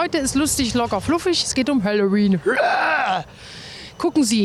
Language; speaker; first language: German; native; German